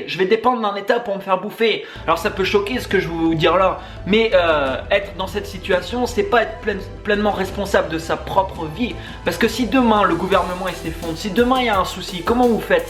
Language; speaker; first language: French; native; French